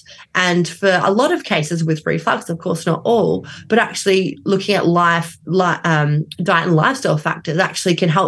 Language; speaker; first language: English; native; English